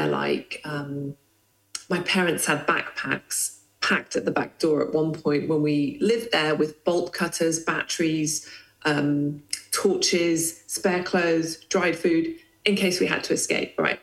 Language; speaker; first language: English; native; English